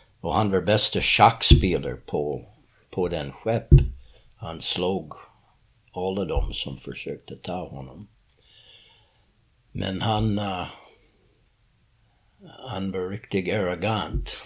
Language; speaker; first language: Swedish; early bilingual, heritage; English